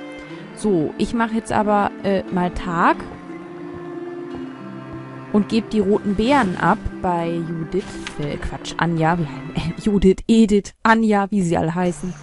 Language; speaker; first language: German; native; German